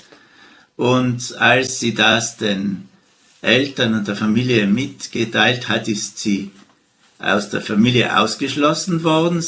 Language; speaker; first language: German; native; German